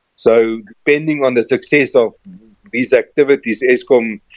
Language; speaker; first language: English; non-native, local second language; Afrikaans